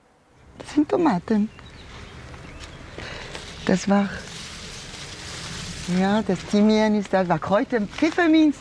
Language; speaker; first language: German; non-native, fluent; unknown